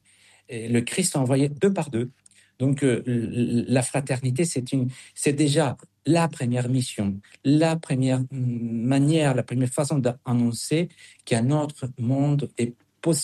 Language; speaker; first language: French; non-native, fluent; Spanish